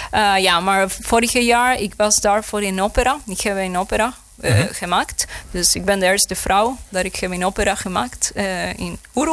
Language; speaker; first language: Dutch; non-native, learner; Spanish